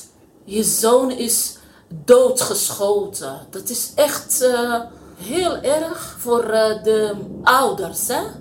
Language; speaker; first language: Dutch; non-native, learner; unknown